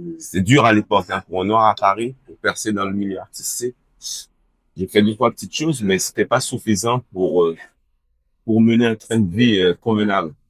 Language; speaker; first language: French; early bilingual, other home language; Haitian Creole